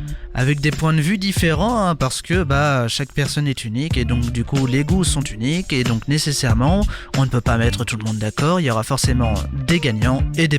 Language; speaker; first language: French; native; French